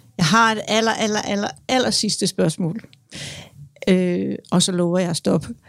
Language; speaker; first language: Danish; native; Danish